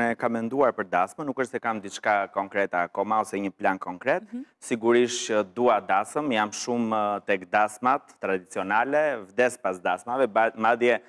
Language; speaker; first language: Albanian; native; Albanian